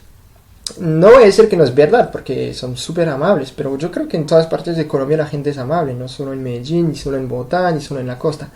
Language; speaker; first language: Spanish; non-native, fluent; French